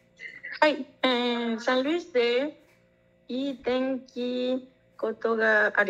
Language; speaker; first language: Japanese; non-native, learner; Spanish